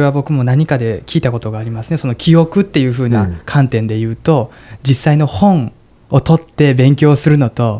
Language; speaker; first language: Japanese; native; Japanese